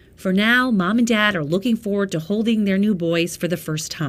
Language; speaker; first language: English; native; English